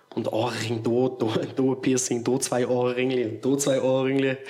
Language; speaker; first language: German; native; German